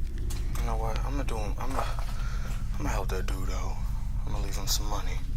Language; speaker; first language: English; native; English